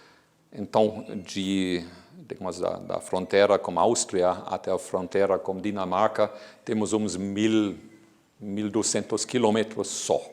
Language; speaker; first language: Portuguese; non-native, fluent; German